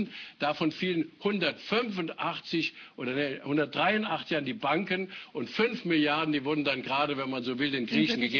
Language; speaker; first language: German; native; German